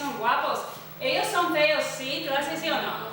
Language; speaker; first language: Spanish; non-native, fluent; English